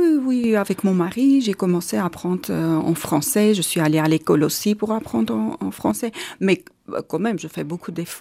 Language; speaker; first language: French; non-native, learner; Armenian